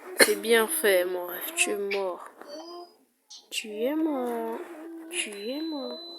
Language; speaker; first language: French; native; French